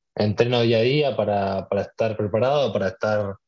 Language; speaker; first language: Spanish; native; Spanish